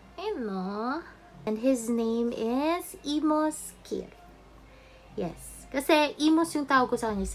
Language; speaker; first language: Filipino; non-native, local second language; Cebuano